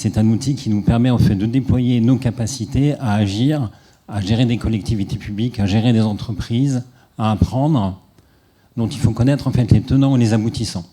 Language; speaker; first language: French; native; French